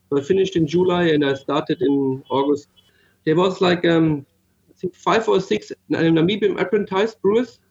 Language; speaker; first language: English; non-native, fluent; German